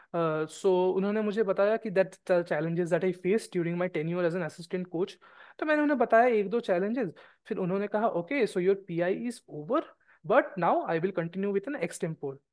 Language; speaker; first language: Hindi; non-native, local second language; Bangla